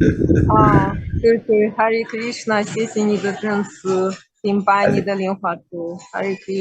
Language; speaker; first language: Chinese; non-native, fluent; Russian